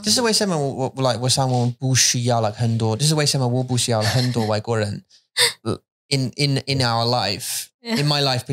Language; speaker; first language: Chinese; non-native, learner; English